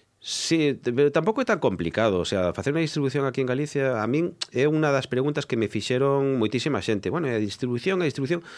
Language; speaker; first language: Galician; non-native, local second language; Spanish